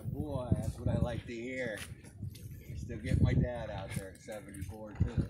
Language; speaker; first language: English; native; English